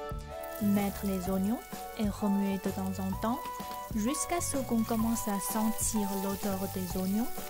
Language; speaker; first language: French; non-native, fluent; Chinese